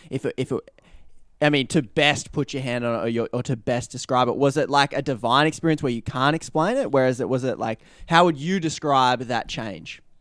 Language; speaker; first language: English; native; English